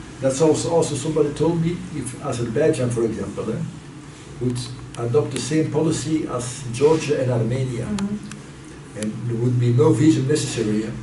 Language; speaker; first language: English; non-native, fluent; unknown